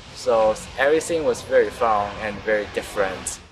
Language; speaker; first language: English; non-native, learner; Chinese